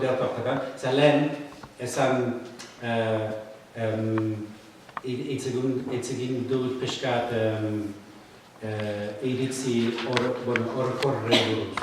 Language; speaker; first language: Basque; non-native, learner; English